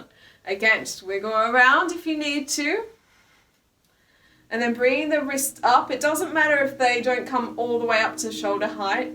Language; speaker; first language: English; native; English